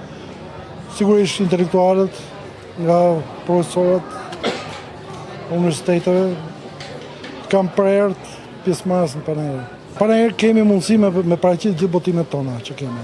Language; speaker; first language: Albanian; native; Albanian